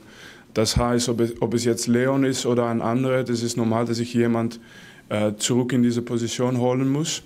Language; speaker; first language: German; non-native, fluent; Dutch